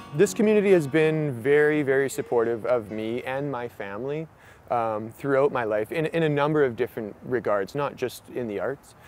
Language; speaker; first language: English; native; English